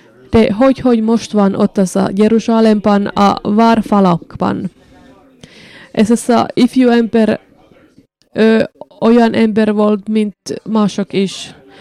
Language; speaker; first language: Hungarian; non-native, learner; Finnish